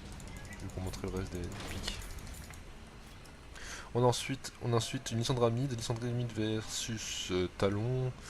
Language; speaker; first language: French; native; French